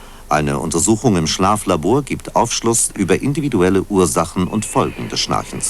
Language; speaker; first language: German; native; German